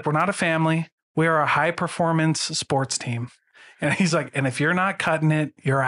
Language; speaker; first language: English; native; English